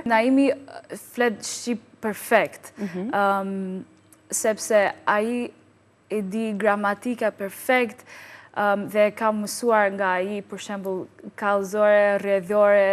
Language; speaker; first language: Albanian; non-native, learner; English